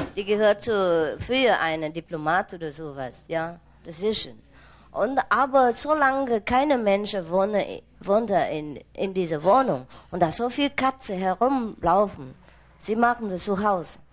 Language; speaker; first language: German; non-native, fluent; Vietnamese